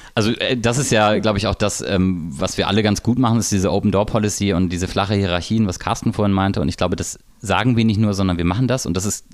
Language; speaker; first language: German; native; German